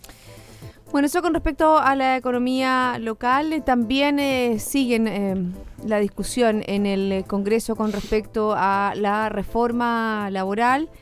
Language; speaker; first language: Spanish; native; Spanish